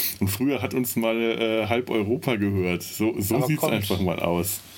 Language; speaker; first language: German; native; German